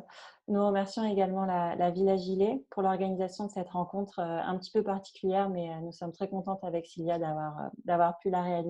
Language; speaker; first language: French; native; French